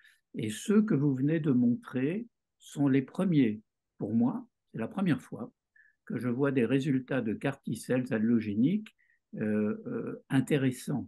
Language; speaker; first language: French; native; French